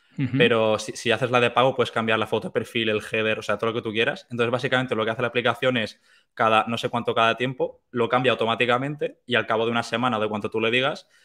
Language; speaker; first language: Spanish; native; Spanish